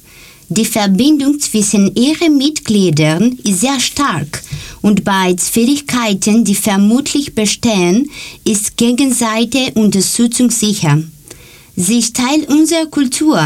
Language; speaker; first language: German; non-native, learner; Greek